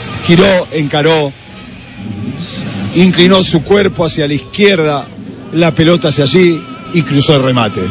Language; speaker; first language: Spanish; native; Spanish